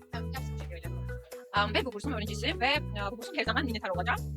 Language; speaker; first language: Turkish; non-native, fluent; Georgian